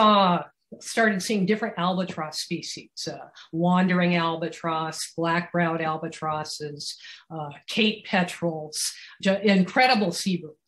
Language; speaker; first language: English; native; English